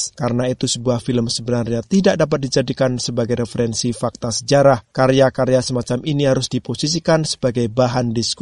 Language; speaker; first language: Indonesian; native; Indonesian